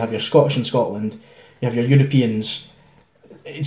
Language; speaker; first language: English; native; English